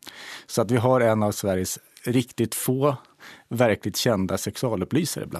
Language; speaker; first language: Swedish; native; Swedish